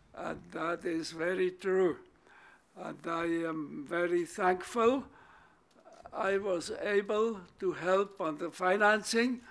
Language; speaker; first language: English; non-native, fluent; German